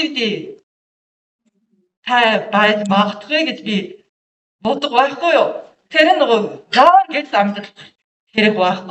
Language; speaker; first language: Mongolian; non-native, learner; Japanese